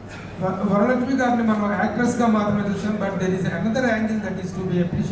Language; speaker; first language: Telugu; native; Telugu